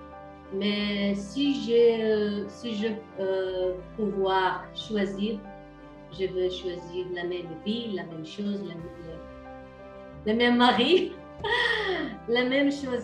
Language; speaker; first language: French; non-native, learner; Portuguese